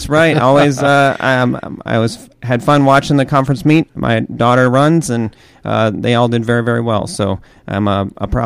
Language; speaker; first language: English; native; English